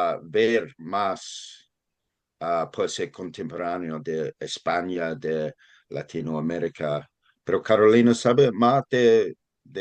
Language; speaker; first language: Spanish; non-native, fluent; English